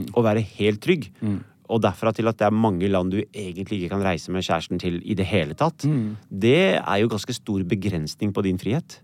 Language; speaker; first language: Norwegian; early bilingual, other home language; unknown